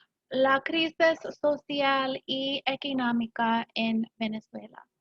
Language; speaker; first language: Spanish; non-native, learner; English